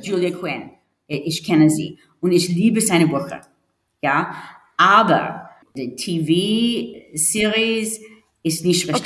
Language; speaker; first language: German; non-native, learner; English